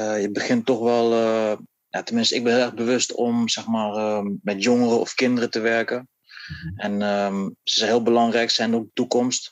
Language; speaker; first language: Dutch; native; Dutch